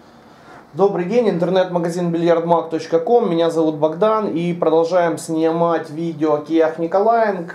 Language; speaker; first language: Russian; native; Russian